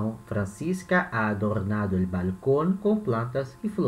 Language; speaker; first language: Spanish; non-native, fluent; Portuguese